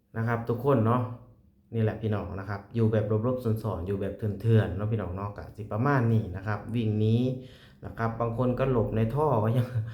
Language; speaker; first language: Thai; native; Thai